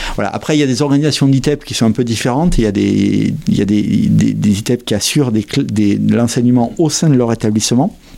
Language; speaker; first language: French; native; French